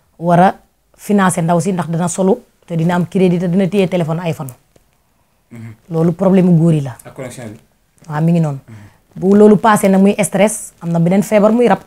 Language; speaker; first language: Wolof; native; Wolof